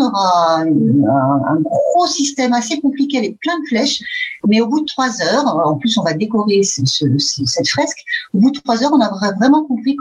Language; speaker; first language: French; native; French